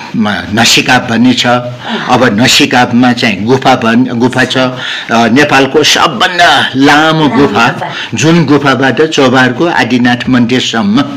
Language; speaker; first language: Nepali; non-native, local second language; Newari